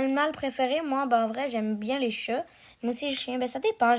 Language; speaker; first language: French; native; French